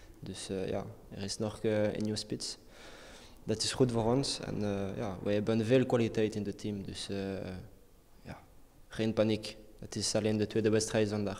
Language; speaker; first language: Dutch; non-native, learner; French